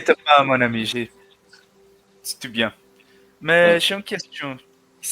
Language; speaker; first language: French; non-native, learner; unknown